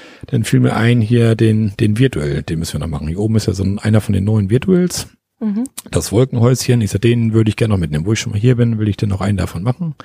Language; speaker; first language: German; native; German